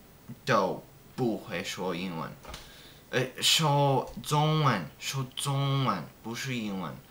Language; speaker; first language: Chinese; non-native, learner; English